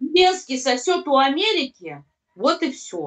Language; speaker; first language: Russian; native; Russian